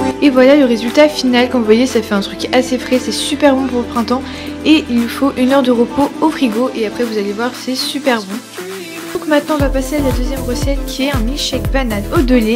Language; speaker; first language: French; native; French